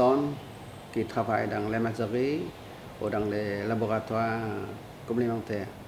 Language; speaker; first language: French; non-native, learner; Vietnamese